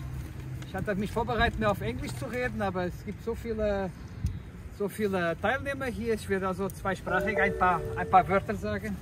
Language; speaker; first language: German; early bilingual, heritage; Portuguese